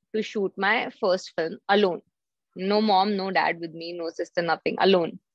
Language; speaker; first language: English; non-native, local second language; Hindi